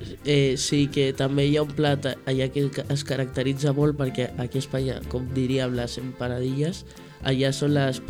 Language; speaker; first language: Catalan; early bilingual, heritage; Catalan